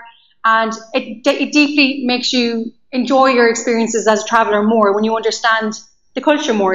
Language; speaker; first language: English; native; English